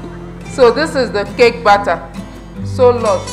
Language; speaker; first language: English; native; English